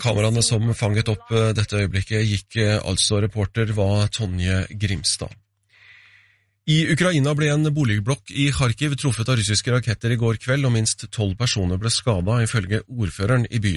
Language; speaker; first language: Norwegian; native; Norwegian